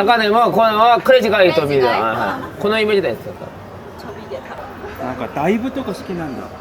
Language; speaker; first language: Japanese; non-native, learner; Korean